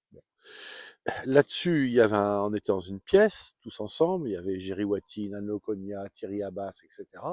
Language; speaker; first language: French; native; French